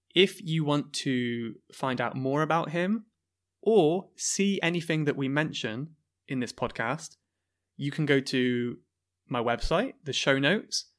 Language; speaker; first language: English; native; English